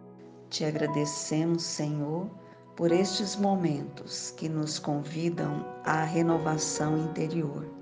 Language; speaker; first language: Portuguese; native; Portuguese